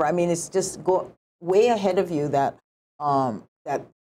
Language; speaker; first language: English; early bilingual, other home language; Japanese